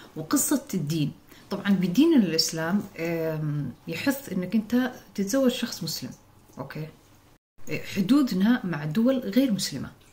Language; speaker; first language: Arabic; non-native, local second language; Somali